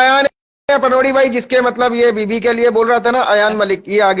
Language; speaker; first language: Hindi; native; Hindi